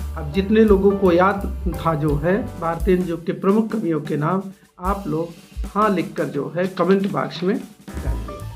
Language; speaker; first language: Hindi; native; Hindi